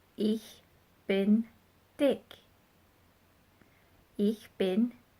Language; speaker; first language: German; non-native, fluent; English